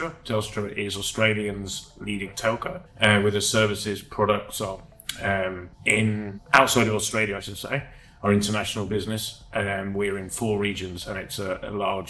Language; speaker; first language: English; native; English